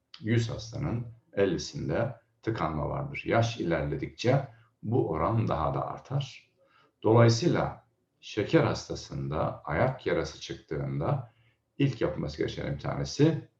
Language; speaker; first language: Turkish; native; Turkish